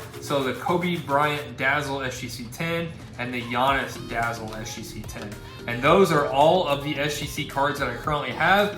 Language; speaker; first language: English; native; English